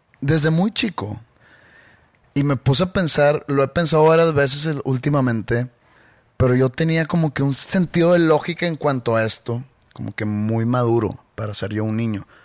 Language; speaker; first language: Spanish; native; Spanish